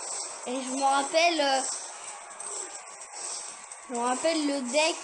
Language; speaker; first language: French; native; French